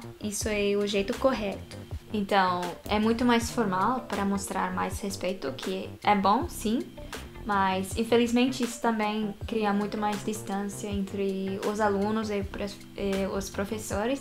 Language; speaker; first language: Portuguese; non-native, fluent; Japanese